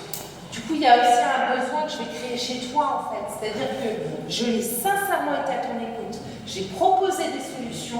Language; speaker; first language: French; native; French